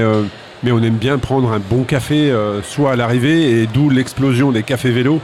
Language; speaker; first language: French; native; French